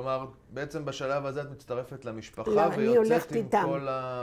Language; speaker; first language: Hebrew; native; Hebrew